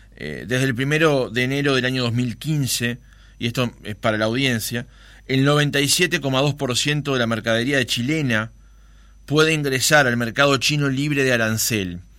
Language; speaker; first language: Spanish; native; Spanish